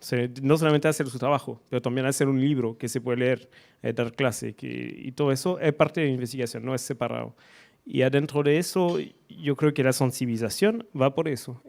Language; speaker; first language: Spanish; non-native, fluent; French